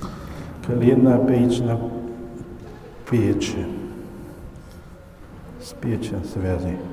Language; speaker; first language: Russian; non-native, learner; Chinese